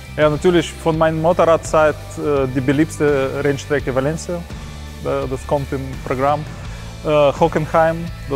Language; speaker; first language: German; non-native, learner; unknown